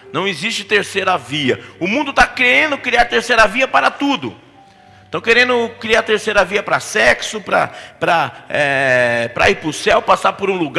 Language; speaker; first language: Portuguese; native; Portuguese